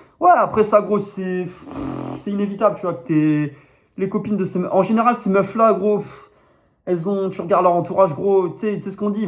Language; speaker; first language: French; native; French